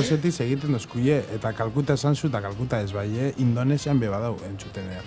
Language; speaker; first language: Basque; native; Basque